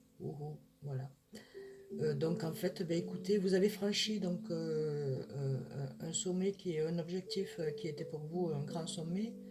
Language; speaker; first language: French; native; French